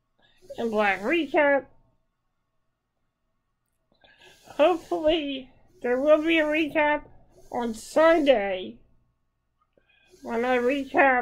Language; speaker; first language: English; native; English